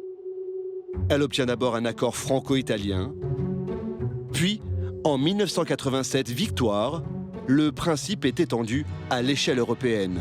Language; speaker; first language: French; native; French